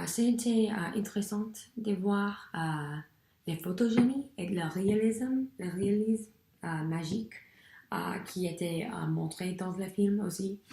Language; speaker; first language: French; non-native, learner; English